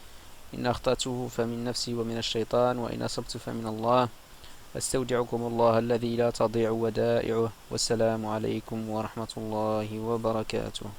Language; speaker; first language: Arabic; non-native, fluent; French